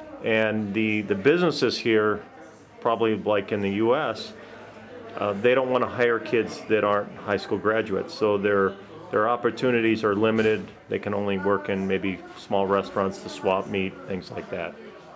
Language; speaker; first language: English; native; English